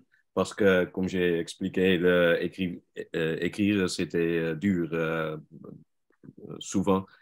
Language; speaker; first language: French; non-native, learner; Dutch